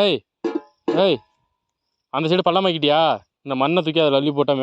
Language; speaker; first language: Tamil; native; Tamil